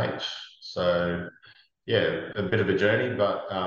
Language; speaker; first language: English; native; English